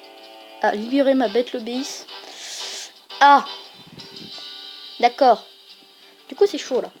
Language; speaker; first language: French; native; French